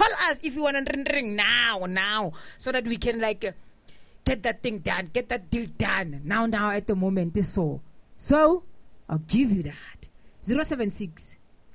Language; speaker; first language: English; non-native, local second language; Zulu